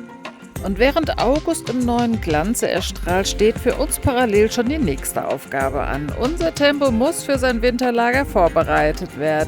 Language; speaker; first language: German; native; German